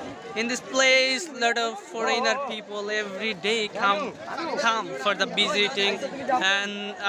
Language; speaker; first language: English; non-native, learner; Bangla